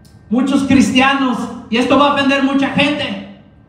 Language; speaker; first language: Spanish; early bilingual, heritage; Spanish